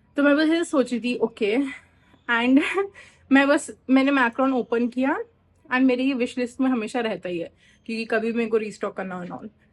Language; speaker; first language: Hindi; native; Hindi